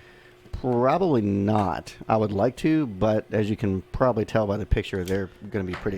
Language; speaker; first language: English; native; English